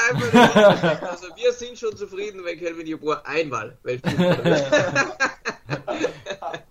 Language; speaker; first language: German; native; German